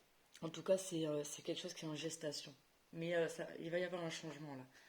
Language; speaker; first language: French; native; French